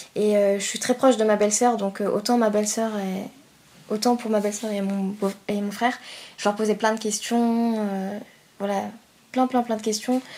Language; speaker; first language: French; early bilingual, other home language; Persian